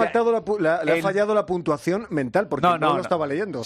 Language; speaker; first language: Spanish; native; Spanish